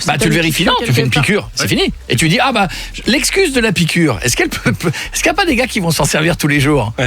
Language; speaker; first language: French; native; French